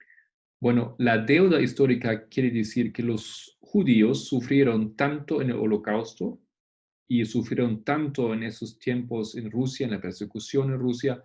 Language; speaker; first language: Spanish; non-native, fluent; Portuguese